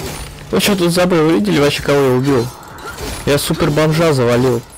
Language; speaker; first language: Russian; native; Russian